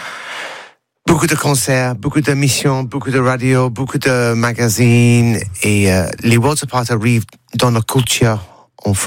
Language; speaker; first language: French; non-native, learner; English